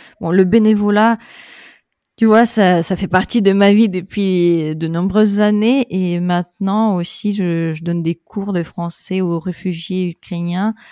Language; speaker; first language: French; non-native, fluent; Russian